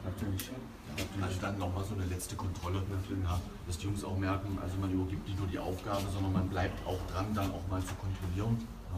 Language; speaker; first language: German; native; German